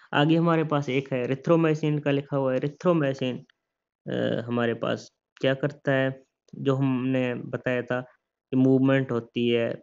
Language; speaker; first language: Hindi; native; Hindi